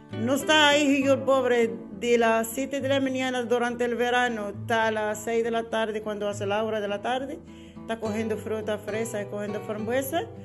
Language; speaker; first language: Spanish; non-native, learner; Arabic